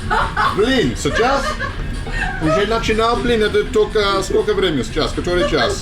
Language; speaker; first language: Russian; non-native, learner; English